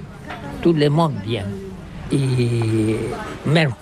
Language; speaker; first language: French; non-native, learner; Catalan